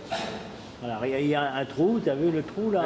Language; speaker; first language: French; native; French